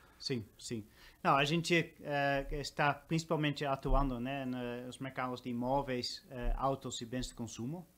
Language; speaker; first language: Portuguese; non-native, fluent; Dutch